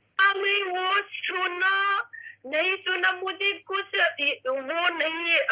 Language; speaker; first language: Hindi; non-native, local second language; Manipuri